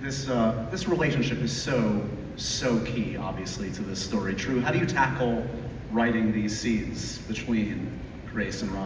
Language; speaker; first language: English; native; English